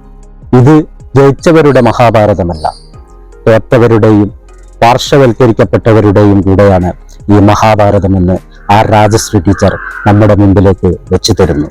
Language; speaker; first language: Malayalam; native; Malayalam